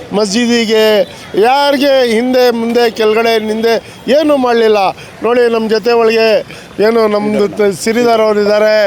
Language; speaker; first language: Kannada; non-native, local second language; Urdu